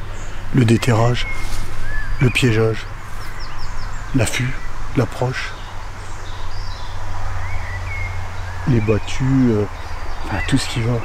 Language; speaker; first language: French; native; French